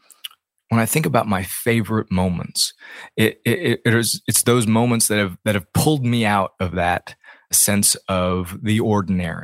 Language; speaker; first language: English; native; English